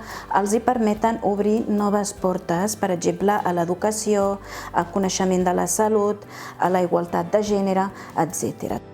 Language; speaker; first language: Catalan; early bilingual, other home language; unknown